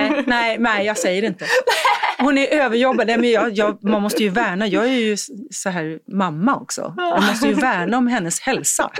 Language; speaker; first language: Swedish; native; Swedish